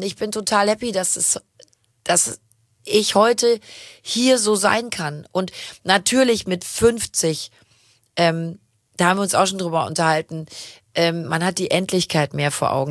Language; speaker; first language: German; native; German